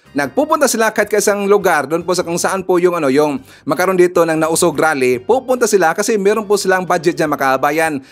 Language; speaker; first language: Filipino; non-native, local second language; Cebuano